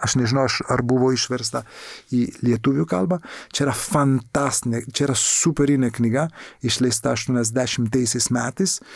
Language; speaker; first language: Lithuanian; non-native, fluent; Italian